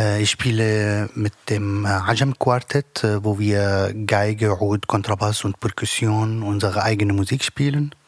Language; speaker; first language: German; non-native, learner; Arabic